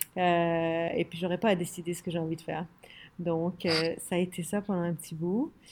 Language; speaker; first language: French; early bilingual, other home language; Arabic